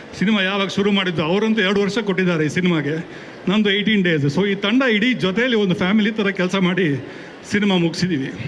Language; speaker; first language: Kannada; non-native, local second language; Tulu